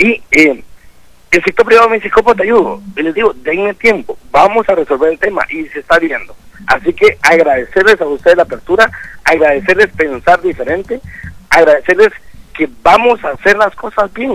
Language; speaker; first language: Spanish; native; Spanish